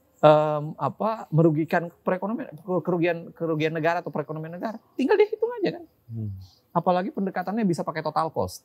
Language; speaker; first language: Indonesian; native; Indonesian